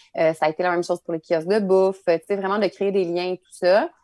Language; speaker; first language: French; native; French